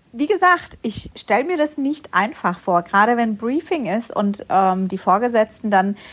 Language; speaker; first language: German; early bilingual, other home language; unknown